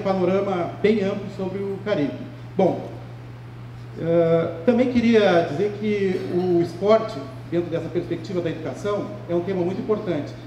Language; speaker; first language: Portuguese; native; Portuguese